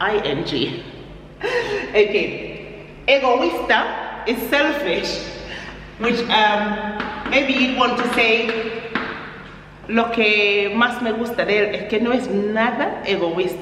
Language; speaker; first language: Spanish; non-native, fluent; English